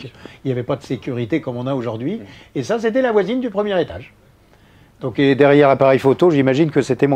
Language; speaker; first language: French; native; French